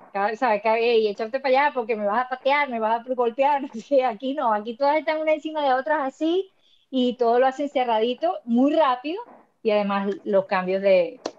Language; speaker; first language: Spanish; native; Spanish